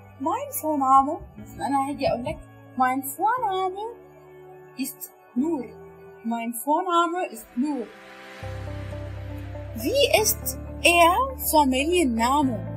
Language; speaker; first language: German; non-native, learner; Arabic